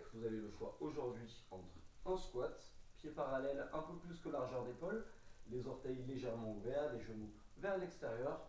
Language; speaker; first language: French; native; French